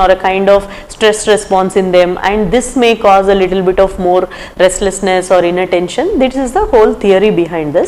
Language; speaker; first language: English; non-native, local second language; Telugu